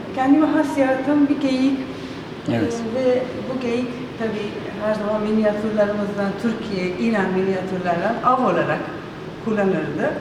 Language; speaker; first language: Turkish; non-native, fluent; Persian